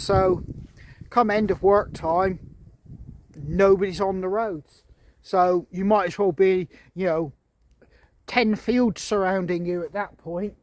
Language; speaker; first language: English; native; English